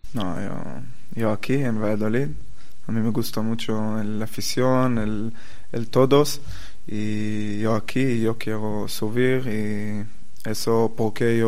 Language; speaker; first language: Spanish; non-native, learner; Hebrew